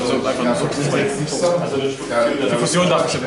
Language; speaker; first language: German; native; German